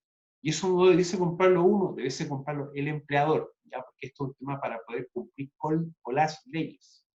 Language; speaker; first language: Spanish; native; Spanish